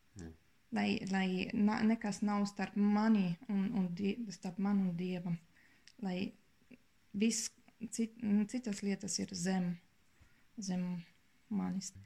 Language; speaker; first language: Latvian; non-native, learner; German